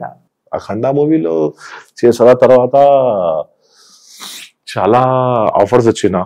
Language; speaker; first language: Telugu; non-native, local second language; Hindi